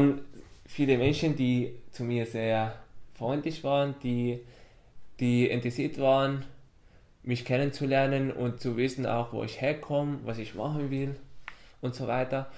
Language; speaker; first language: German; non-native, fluent; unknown